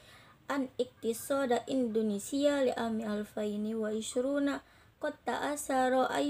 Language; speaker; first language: Arabic; non-native, learner; Indonesian